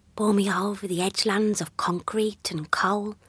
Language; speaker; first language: English; native; English